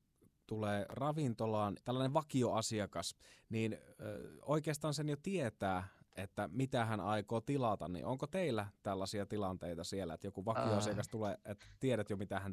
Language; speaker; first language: Finnish; native; Finnish